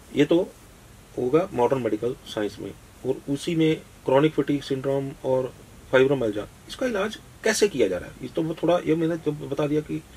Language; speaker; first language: Hindi; non-native, local second language; Punjabi